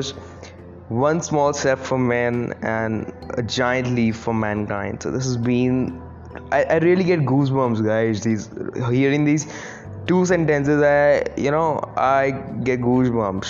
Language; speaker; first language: English; non-native, local second language; Hindi